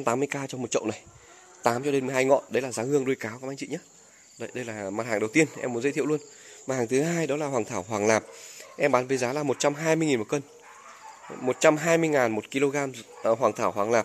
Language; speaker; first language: Vietnamese; native; Vietnamese